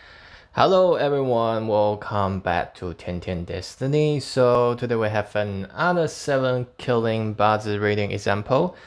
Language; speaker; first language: English; non-native, fluent; Chinese